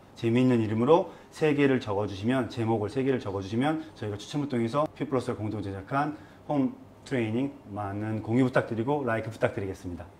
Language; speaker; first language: Korean; native; Korean